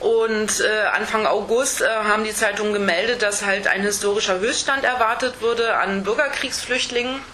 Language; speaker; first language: German; native; German